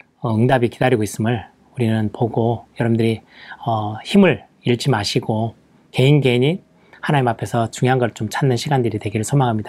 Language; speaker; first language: Korean; native; Korean